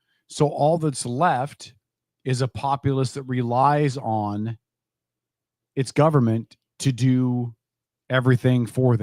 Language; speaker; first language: English; native; English